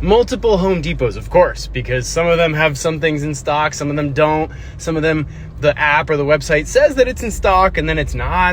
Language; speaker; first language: English; native; English